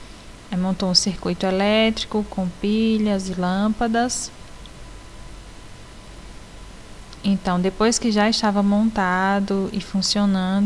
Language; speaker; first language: Portuguese; native; Portuguese